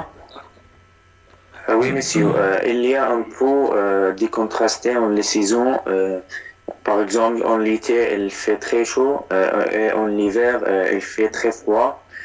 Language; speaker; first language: French; non-native, learner; Arabic